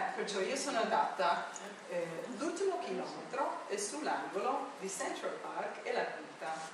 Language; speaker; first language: Italian; non-native, fluent; English